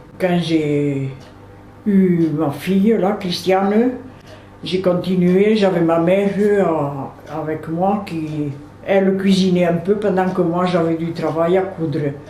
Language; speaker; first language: French; early bilingual, other home language; Polish